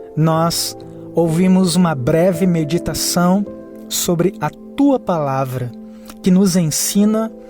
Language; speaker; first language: Portuguese; native; Portuguese